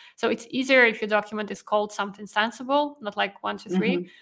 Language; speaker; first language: English; non-native, fluent; Russian